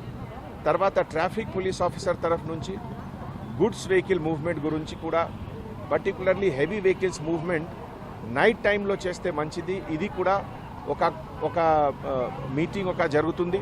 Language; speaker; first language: Telugu; non-native, fluent; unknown